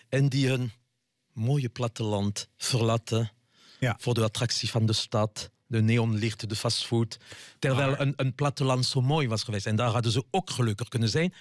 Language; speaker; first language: Dutch; non-native, fluent; French